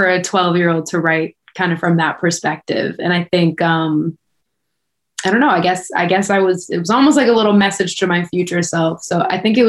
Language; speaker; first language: English; native; English